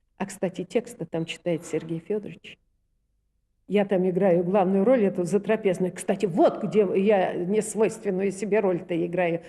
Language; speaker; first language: Russian; native; Russian